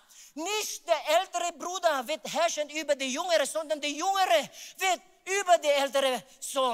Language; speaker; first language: German; non-native, learner; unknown